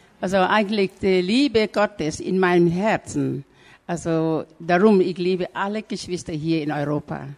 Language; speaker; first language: German; non-native, fluent; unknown